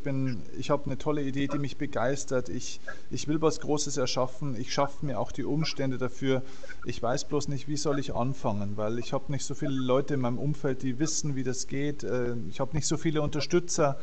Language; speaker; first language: German; native; German